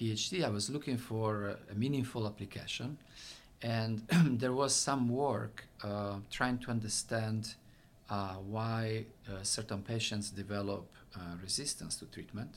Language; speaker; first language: English; non-native, fluent; Italian